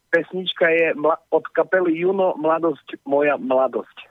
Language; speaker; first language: Slovak; non-native, local second language; Rusyn